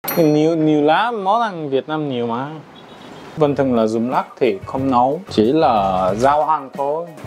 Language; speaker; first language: Vietnamese; non-native, fluent; Korean